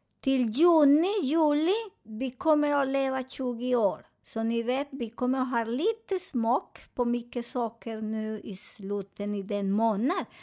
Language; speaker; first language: Swedish; non-native, fluent; Spanish